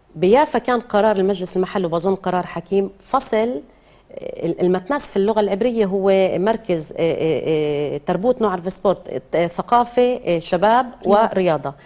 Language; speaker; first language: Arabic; native; Arabic